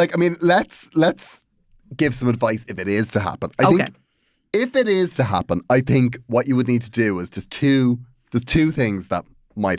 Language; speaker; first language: English; native; English